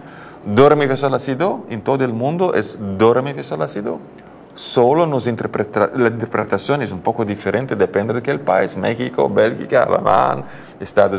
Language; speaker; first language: Spanish; non-native, learner; Dutch